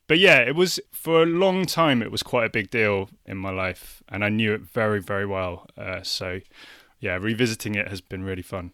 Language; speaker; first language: English; native; English